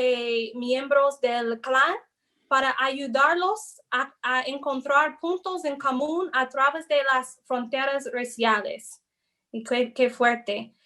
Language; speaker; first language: Spanish; non-native, fluent; English